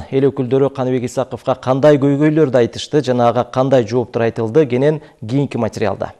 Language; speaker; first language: Kyrgyz; native; Kyrgyz